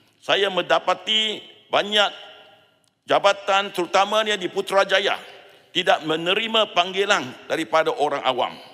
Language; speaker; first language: Malay; non-native, local second language; Chinese